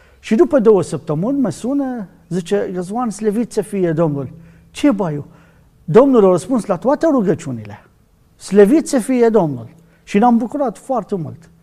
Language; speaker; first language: Romanian; non-native, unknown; Arabic